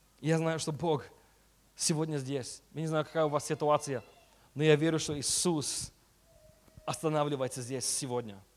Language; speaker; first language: Russian; early bilingual, heritage; Russian